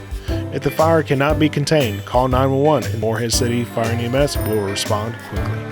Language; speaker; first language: English; native; English